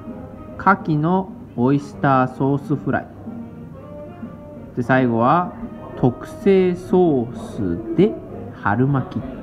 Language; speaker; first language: Japanese; non-native, learner; Chinese